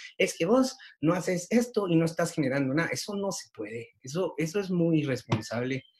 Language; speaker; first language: Spanish; native; Spanish